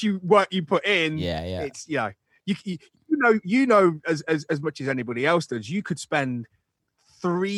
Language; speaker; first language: English; native; English